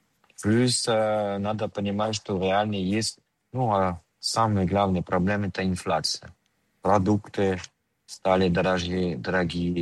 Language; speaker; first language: Russian; non-native, fluent; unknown